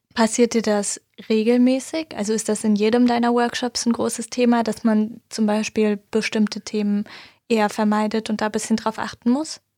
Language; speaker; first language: German; native; German